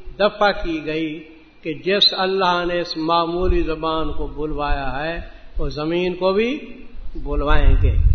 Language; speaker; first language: Urdu; native; Urdu